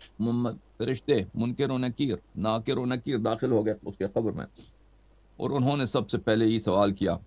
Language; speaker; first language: Urdu; non-native, fluent; Persian